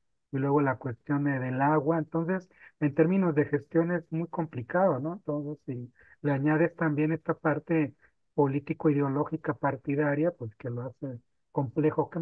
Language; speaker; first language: Spanish; native; Spanish